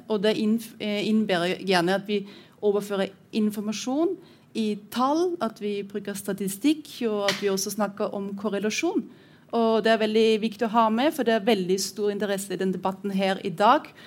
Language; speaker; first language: Norwegian; non-native, fluent; German